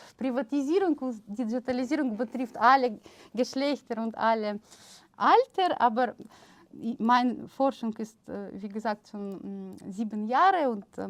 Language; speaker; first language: German; non-native, fluent; Russian